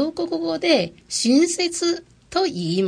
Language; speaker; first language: Japanese; non-native, local second language; Chinese